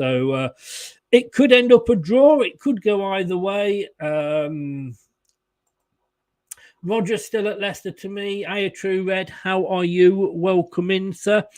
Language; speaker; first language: English; native; English